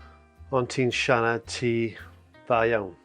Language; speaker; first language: Welsh; non-native, learner; English